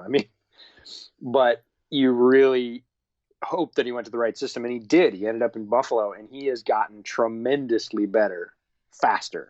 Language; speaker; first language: English; native; English